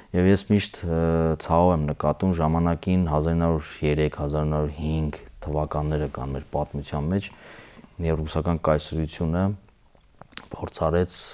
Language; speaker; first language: Armenian; native; Armenian